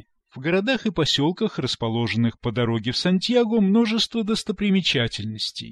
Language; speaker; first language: Russian; native; Russian